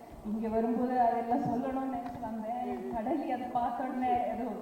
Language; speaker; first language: Tamil; non-native, learner; Malayalam